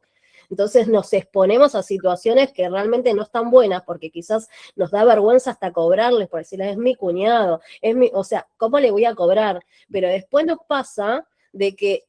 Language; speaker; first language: Spanish; native; Spanish